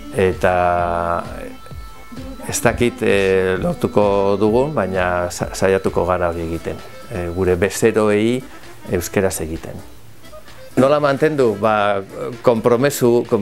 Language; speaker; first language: Basque; non-native, local second language; Spanish